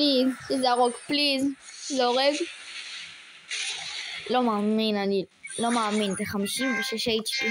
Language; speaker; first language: Hebrew; native; Hebrew